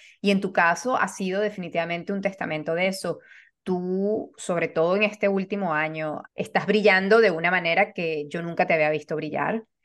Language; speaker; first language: Spanish; native; Spanish